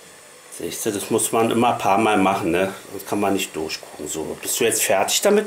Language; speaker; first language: German; native; German